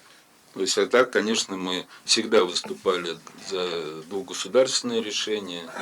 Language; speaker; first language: Russian; native; Russian